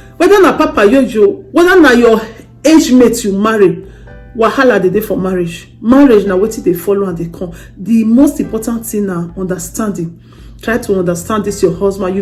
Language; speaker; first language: Nigerian Pidgin; native; Nigerian Pidgin